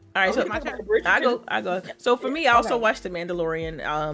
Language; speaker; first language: English; native; English